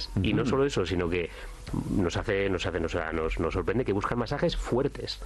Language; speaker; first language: Spanish; native; Spanish